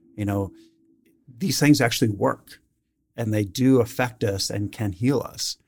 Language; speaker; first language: English; native; English